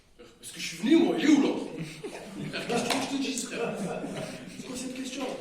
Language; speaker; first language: French; native; French